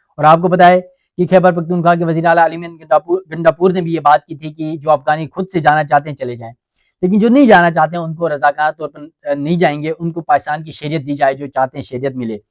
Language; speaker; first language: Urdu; non-native, local second language; Shina